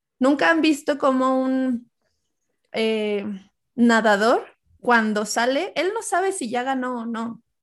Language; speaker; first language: Spanish; native; Spanish